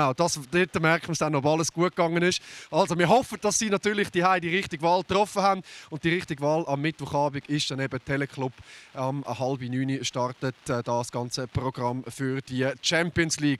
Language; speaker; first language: German; native; German